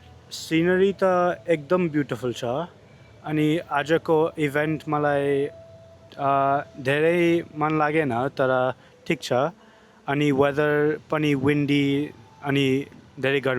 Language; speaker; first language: Nepali; early bilingual, heritage; Nepali